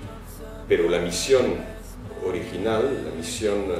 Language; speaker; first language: Spanish; non-native, fluent; French